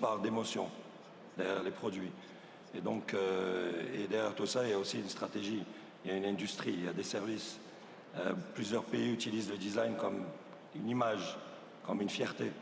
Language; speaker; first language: French; non-native, local second language; Arabic